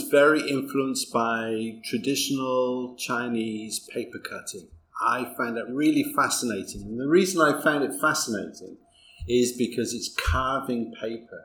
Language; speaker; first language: English; native; English